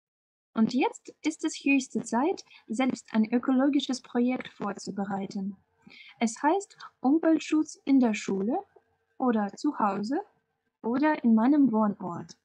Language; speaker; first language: German; non-native, fluent; Russian